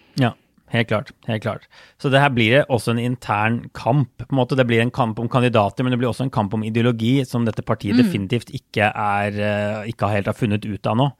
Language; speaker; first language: Norwegian; native; Norwegian